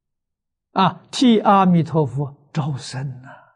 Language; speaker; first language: Chinese; native; Chinese